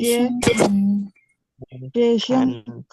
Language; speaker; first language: Chinese; non-native, learner; Indonesian